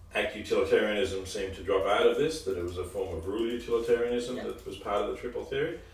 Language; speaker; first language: English; native; English